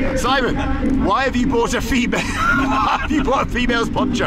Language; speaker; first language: English; native; English